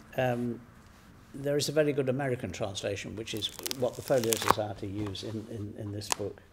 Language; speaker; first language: English; native; English